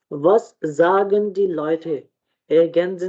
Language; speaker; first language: German; non-native, fluent; Urdu